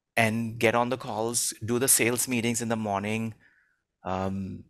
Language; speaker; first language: English; non-native, local second language; Hindi